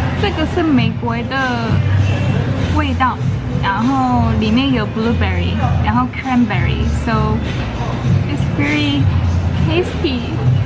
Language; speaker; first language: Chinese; non-native, fluent; Korean